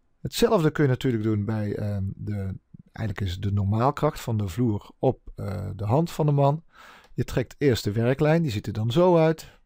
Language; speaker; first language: Dutch; native; Dutch